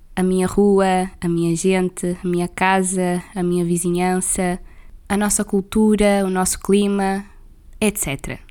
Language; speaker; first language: Portuguese; non-native, local second language; Kabuverdianu